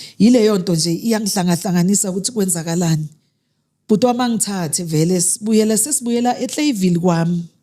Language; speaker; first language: Zulu; native; Zulu